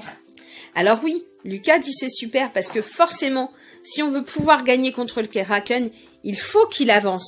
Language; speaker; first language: French; native; French